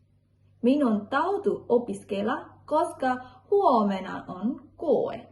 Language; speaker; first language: Finnish; non-native, learner; Burmese